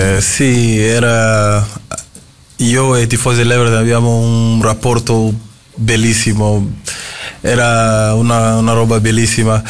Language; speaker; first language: Italian; non-native, fluent; Portuguese